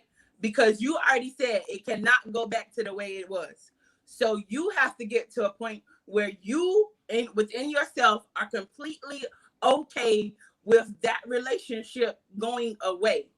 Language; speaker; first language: English; native; English